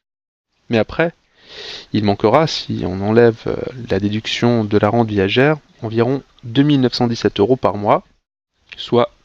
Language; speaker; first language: French; native; French